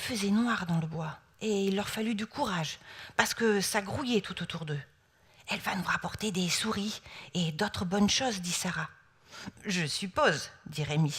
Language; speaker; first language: French; native; French